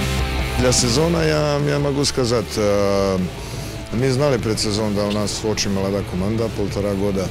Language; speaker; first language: Russian; non-native, learner; Serbian